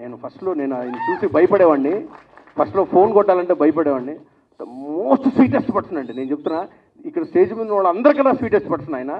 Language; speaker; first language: Telugu; native; Telugu